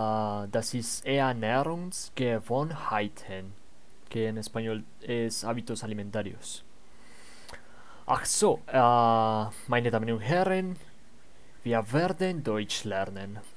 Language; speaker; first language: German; non-native, learner; Spanish